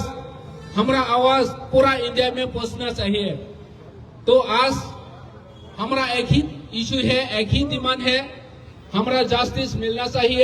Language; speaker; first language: Hindi; non-native, local second language; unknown